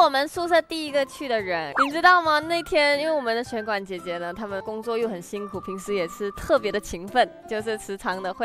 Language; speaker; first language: Chinese; native; Chinese